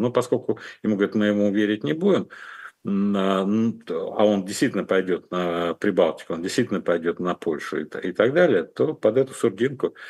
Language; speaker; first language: Russian; native; Russian